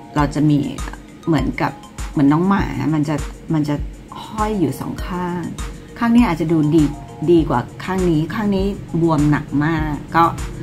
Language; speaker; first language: Thai; early bilingual, other home language; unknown